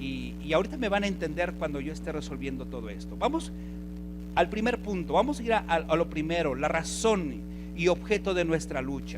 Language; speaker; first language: Spanish; native; Spanish